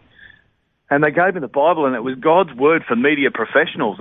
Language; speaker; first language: English; native; English